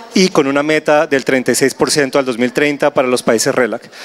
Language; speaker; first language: Spanish; native; Spanish